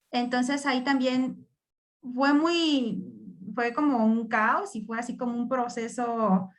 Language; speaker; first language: Spanish; native; Spanish